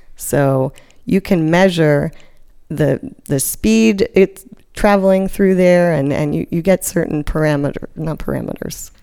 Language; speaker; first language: English; native; English